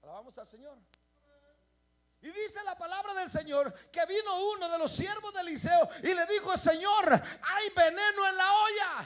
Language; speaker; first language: Spanish; native; Spanish